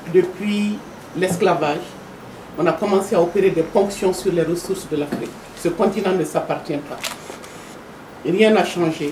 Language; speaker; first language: French; non-native, local second language; Bambara